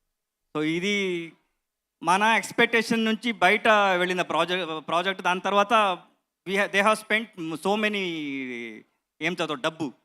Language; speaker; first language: Telugu; non-native, learner; Kannada